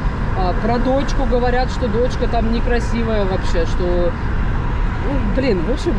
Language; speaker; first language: Russian; native; Russian